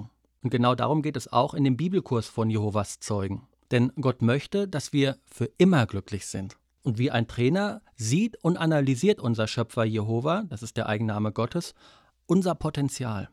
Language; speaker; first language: German; native; German